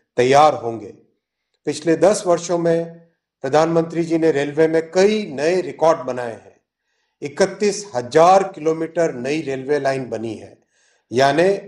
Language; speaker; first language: Hindi; native; Hindi